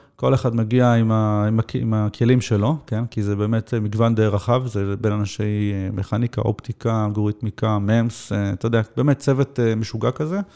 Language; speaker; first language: Hebrew; native; Hebrew